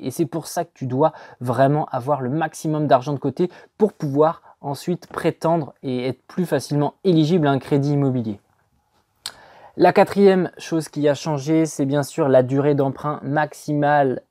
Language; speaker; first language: French; native; French